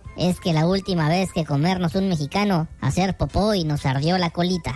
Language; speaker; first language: Spanish; native; Spanish